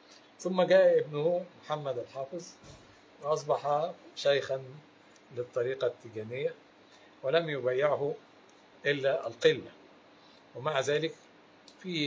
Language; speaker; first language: Arabic; native; Arabic